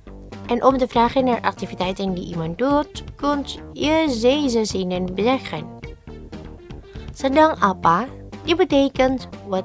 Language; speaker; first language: Dutch; non-native, learner; Indonesian